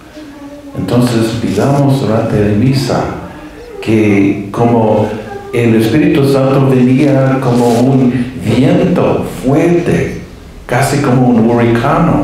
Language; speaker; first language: Spanish; non-native, fluent; English